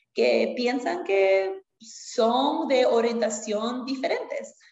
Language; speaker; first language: Spanish; native; Spanish